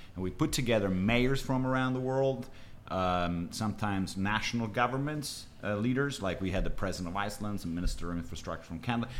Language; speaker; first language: English; non-native, fluent; Italian